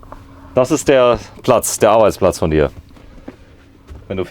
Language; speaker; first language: German; native; German